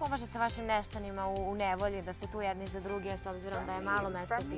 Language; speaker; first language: Serbian; native; Serbian